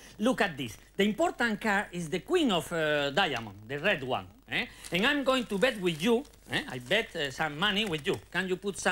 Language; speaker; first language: English; non-native, learner; Spanish